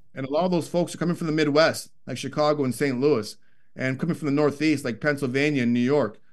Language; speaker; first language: English; native; English